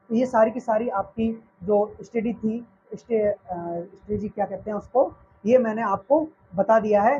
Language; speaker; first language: Hindi; native; Hindi